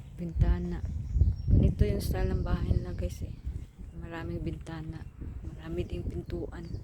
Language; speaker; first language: Filipino; non-native, local second language; Cebuano